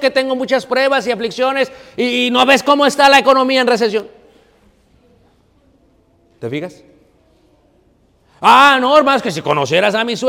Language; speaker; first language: Spanish; native; Spanish